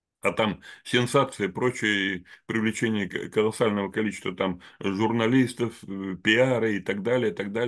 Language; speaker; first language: Russian; native; Russian